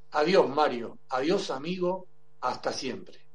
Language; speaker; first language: Spanish; native; Spanish